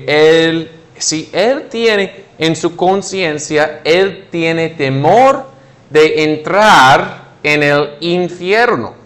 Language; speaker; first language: Spanish; non-native, fluent; English